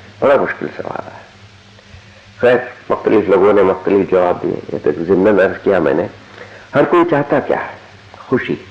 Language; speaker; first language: Urdu; non-native, local second language; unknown